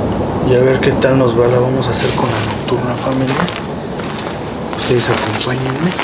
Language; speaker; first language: Spanish; native; Spanish